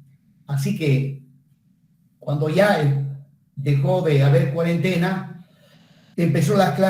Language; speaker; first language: Spanish; native; Spanish